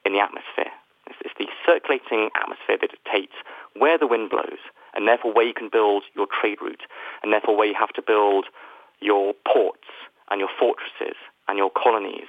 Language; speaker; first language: English; native; English